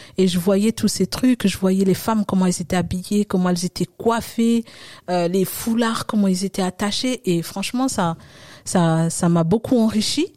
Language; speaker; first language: French; early bilingual, other home language; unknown